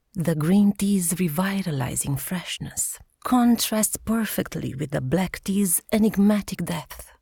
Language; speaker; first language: English; non-native, fluent; Romanian